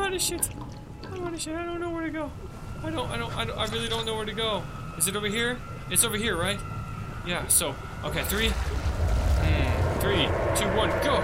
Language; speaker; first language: English; native; English